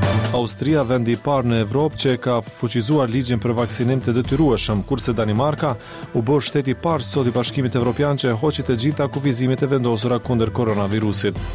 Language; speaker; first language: Albanian; native; Albanian